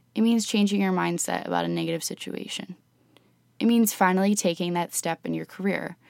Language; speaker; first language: English; native; English